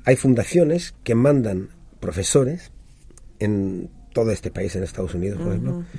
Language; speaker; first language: Spanish; early bilingual, other home language; Hebrew